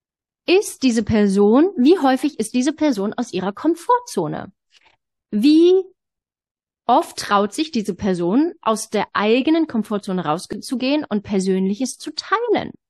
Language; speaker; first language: German; native; German